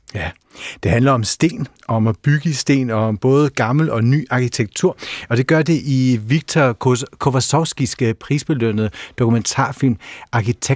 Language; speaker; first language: Danish; native; Danish